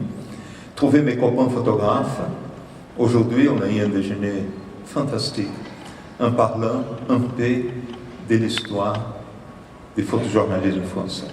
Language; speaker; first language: French; non-native, fluent; Portuguese